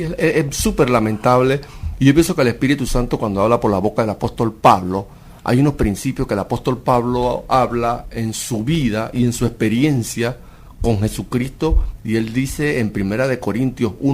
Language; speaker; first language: Spanish; native; Spanish